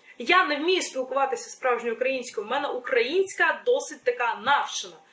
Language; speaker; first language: Ukrainian; non-native, local second language; Russian